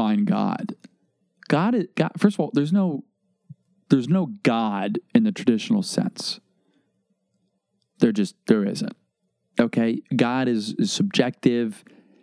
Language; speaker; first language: English; native; English